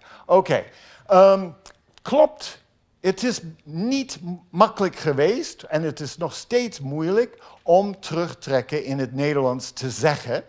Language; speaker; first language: Dutch; non-native, fluent; English